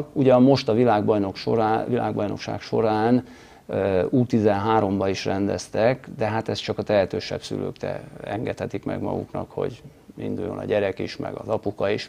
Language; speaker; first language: Hungarian; native; Hungarian